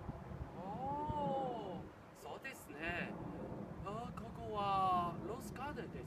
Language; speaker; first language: Japanese; non-native, learner; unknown